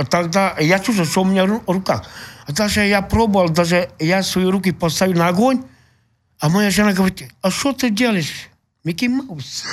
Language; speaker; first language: Russian; non-native, local second language; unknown